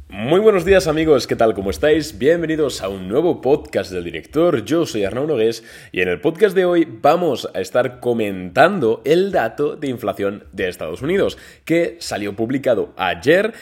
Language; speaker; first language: Spanish; native; Spanish